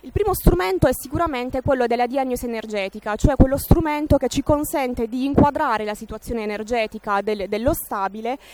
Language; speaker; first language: Italian; native; Italian